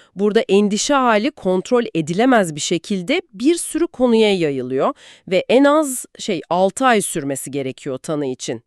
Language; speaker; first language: Turkish; native; Turkish